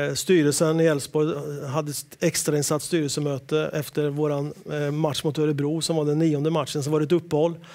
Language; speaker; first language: Swedish; native; Swedish